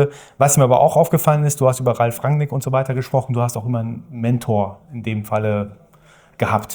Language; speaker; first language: German; native; German